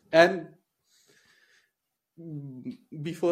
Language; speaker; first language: English; non-native, fluent; Italian